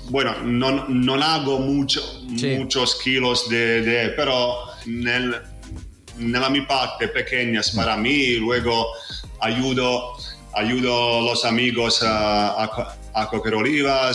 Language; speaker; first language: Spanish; non-native, fluent; Italian